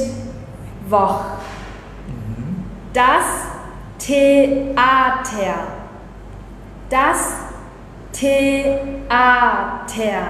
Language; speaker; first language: German; early bilingual, other home language; Vietnamese